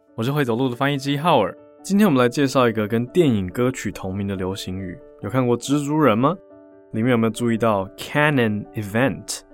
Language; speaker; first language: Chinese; native; Chinese